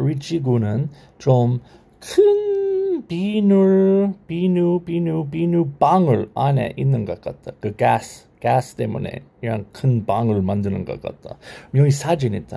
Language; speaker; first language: Korean; non-native, learner; English